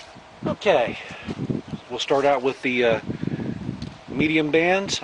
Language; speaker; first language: English; native; English